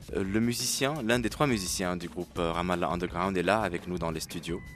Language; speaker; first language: French; non-native, local second language; Arabic